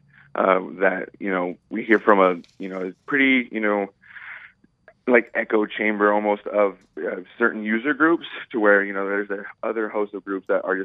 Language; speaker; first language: English; native; English